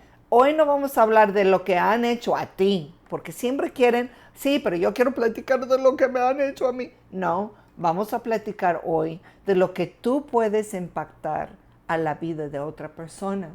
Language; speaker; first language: Spanish; non-native, fluent; English